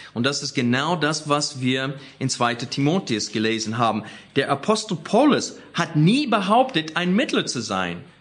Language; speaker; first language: German; non-native, fluent; English